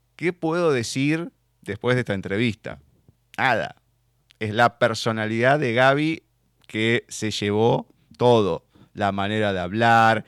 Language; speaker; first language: Spanish; native; Spanish